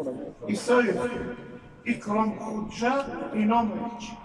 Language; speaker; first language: Russian; non-native, learner; Tajik